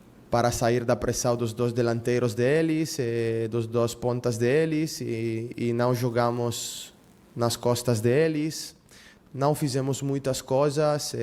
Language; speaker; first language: Portuguese; non-native, fluent; Spanish